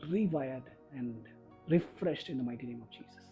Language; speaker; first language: English; non-native, local second language; Kannada